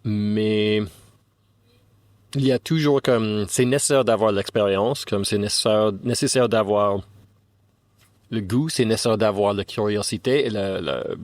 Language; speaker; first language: French; non-native, fluent; English